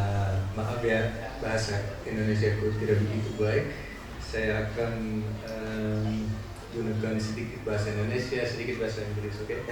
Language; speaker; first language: Indonesian; non-native, learner; Dutch